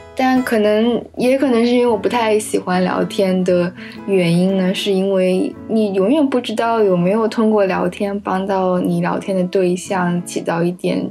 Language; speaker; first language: Chinese; native; Chinese